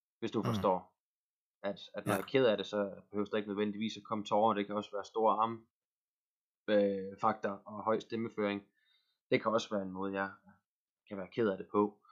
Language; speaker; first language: Danish; native; Danish